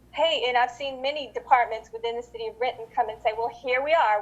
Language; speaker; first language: English; native; English